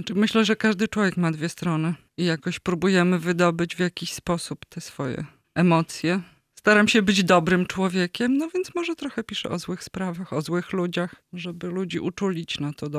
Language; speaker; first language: Polish; native; Polish